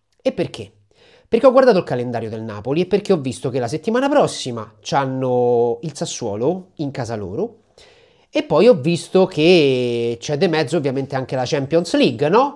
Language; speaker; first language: Italian; native; Italian